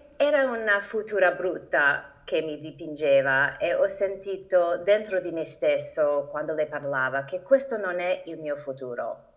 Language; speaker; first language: Italian; non-native, fluent; English